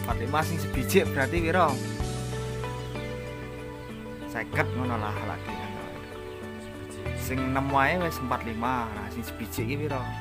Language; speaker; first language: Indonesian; non-native, local second language; Javanese